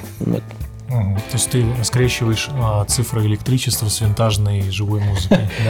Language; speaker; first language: Russian; native; Russian